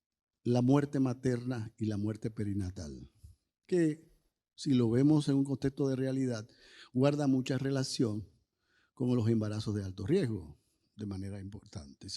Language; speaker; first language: Spanish; native; Spanish